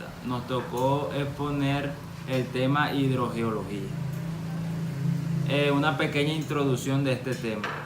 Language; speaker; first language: Spanish; native; Spanish